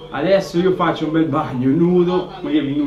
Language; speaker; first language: Italian; native; Italian